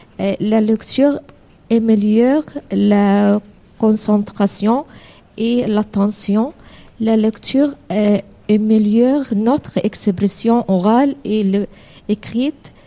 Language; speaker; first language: French; non-native, learner; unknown